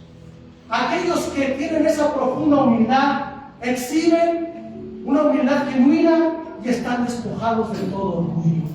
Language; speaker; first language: Spanish; native; Spanish